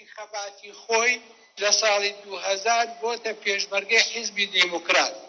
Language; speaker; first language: Central Kurdish; native; Central Kurdish